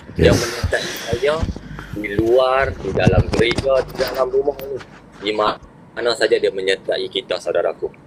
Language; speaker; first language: Malay; native; Malay